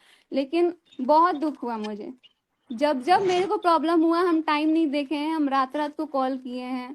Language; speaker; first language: Hindi; native; Hindi